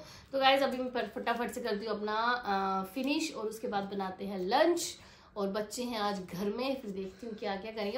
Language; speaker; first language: Hindi; native; Hindi